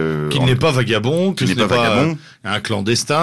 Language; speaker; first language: French; native; French